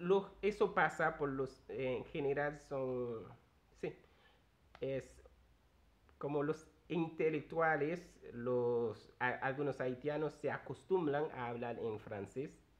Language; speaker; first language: Spanish; non-native, fluent; Haitian Creole